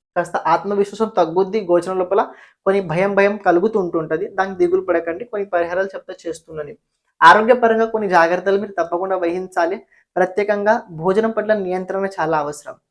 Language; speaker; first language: Telugu; non-native, local second language; Marathi